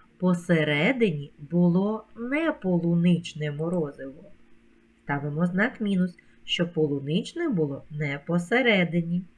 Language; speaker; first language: Ukrainian; native; Ukrainian